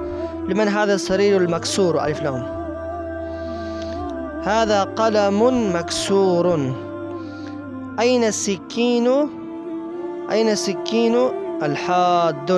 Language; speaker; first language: Arabic; non-native, fluent; Persian